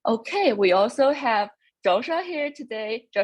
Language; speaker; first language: English; non-native, fluent; Chinese